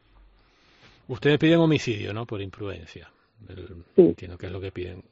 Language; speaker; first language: Spanish; native; Spanish